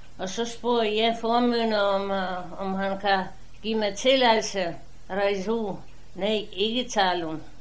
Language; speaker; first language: Danish; non-native, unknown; Polish